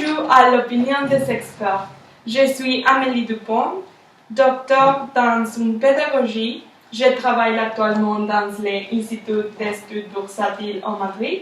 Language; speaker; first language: French; non-native, learner; Spanish